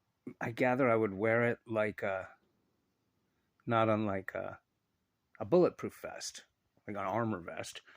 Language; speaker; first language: English; native; English